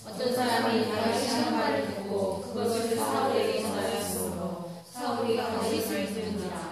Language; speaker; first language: Korean; native; Korean